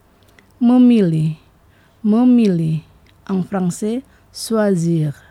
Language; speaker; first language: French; non-native, fluent; Indonesian